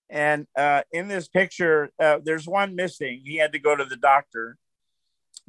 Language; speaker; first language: English; native; English